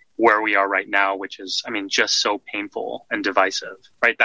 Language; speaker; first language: English; native; English